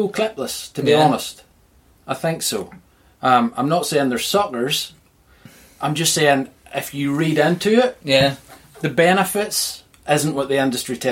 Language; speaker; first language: English; native; English